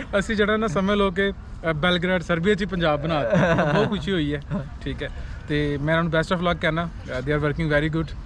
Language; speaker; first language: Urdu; non-native, local second language; Punjabi